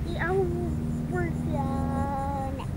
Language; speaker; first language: English; native; English